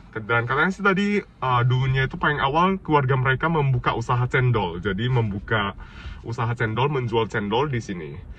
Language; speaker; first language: Indonesian; native; Indonesian